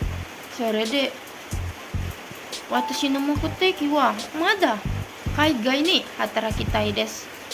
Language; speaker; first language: Japanese; non-native, learner; Indonesian